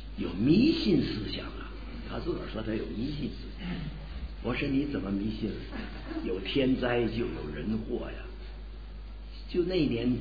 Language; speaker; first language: Chinese; native; Chinese